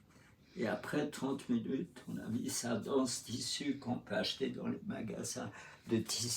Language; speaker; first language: French; non-native, fluent; Russian